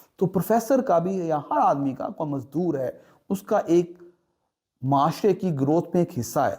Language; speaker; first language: Urdu; native; Urdu